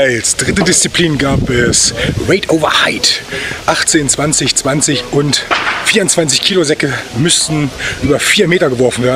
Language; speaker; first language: German; native; German